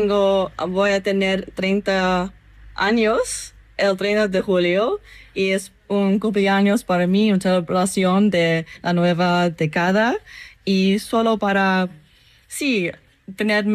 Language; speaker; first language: Spanish; non-native, learner; English